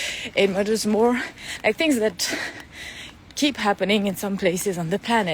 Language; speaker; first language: English; non-native, fluent; French